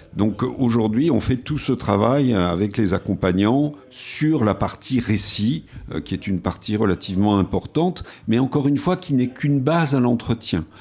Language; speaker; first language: French; native; French